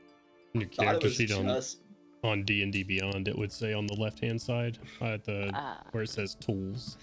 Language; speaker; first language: English; native; English